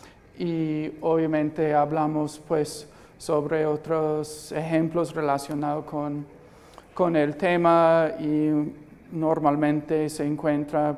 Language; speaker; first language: Spanish; non-native, fluent; English